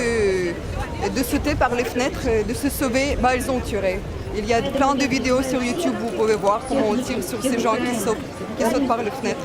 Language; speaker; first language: French; non-native, fluent; Russian